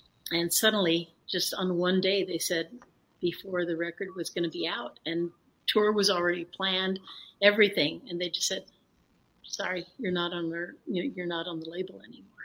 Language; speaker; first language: English; early bilingual, other home language; Spanish